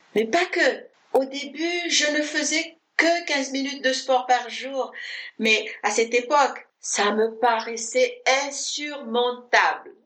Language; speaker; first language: French; non-native, fluent; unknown